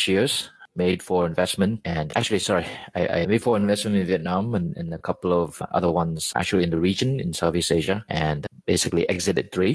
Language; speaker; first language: English; native; English